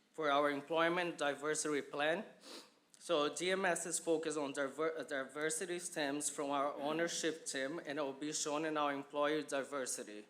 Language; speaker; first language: English; non-native, fluent; Portuguese